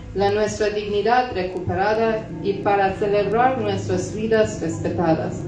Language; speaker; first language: Spanish; non-native, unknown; Persian